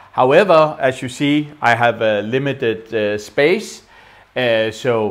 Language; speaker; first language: English; non-native, fluent; Danish